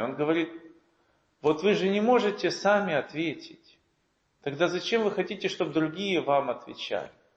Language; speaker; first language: Russian; native; Russian